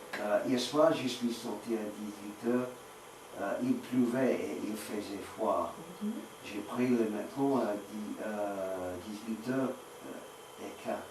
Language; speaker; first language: French; non-native, learner; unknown